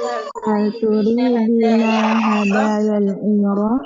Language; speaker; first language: Arabic; non-native, learner; Indonesian